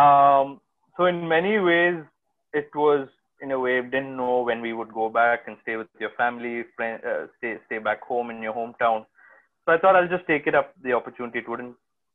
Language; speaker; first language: English; non-native, local second language; Malayalam